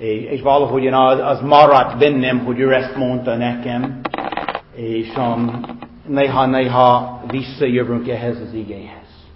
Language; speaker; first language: Hungarian; non-native, fluent; English